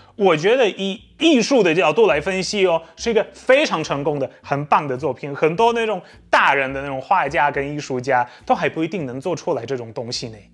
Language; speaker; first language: Chinese; native; Chinese